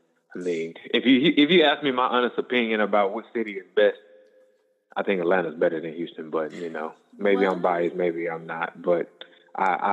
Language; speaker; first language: English; native; English